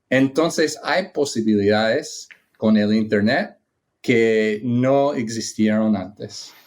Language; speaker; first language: Spanish; non-native, fluent; English